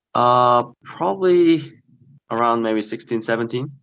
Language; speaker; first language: English; early bilingual, other home language; Korean